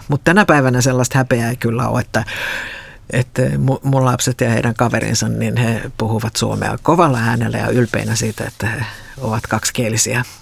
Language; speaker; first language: Finnish; native; Finnish